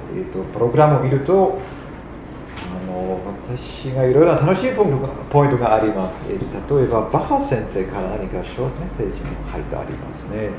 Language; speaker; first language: Japanese; non-native, fluent; German